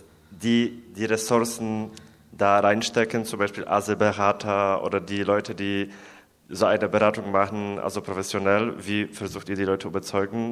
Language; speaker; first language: German; non-native, learner; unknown